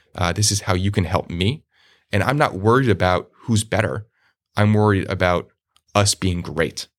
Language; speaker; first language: English; native; English